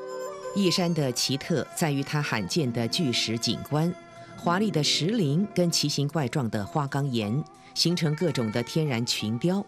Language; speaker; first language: Chinese; native; Chinese